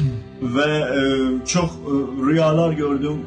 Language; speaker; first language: Turkish; non-native, local second language; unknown